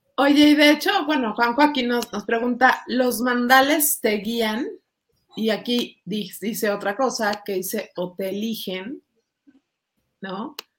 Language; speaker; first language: Spanish; native; Spanish